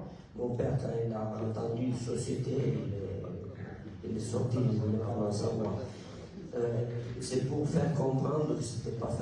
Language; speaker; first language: French; non-native, local second language; Italian